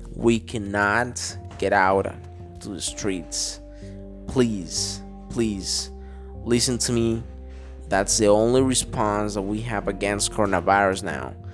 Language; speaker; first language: English; non-native, fluent; Spanish